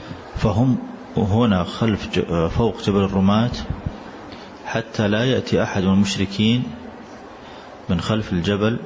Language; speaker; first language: Arabic; native; Arabic